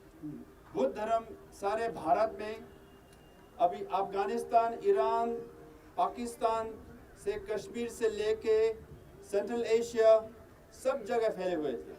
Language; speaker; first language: Hindi; non-native, fluent; Tibetan